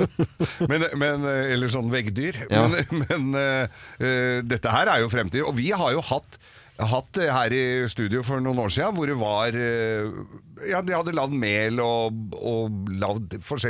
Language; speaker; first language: Norwegian; native; Norwegian